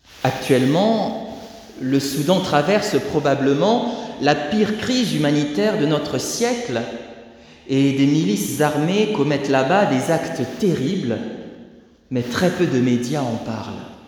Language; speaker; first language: French; native; French